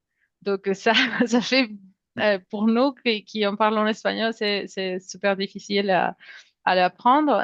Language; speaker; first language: French; non-native, fluent; Spanish